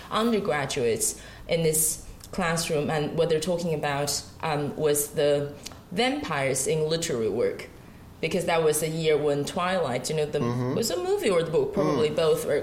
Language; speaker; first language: English; non-native, fluent; Chinese